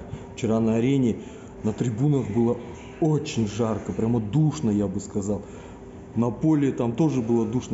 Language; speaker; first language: Russian; native; Russian